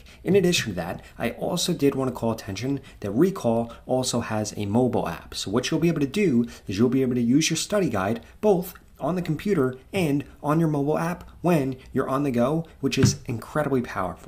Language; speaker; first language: English; native; English